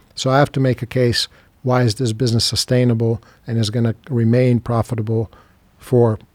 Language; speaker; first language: English; non-native, fluent; Serbian